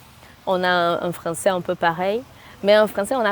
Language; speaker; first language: French; non-native, fluent; Portuguese